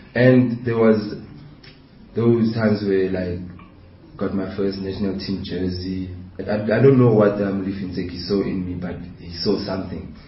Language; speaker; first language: English; non-native, local second language; Southern Sotho